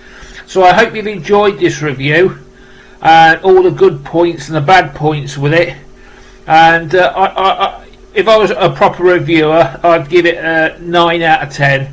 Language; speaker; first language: English; native; English